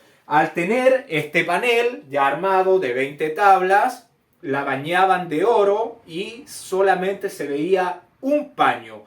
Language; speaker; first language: Spanish; native; Spanish